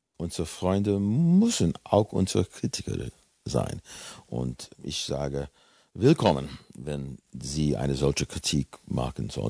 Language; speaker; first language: German; non-native, fluent; English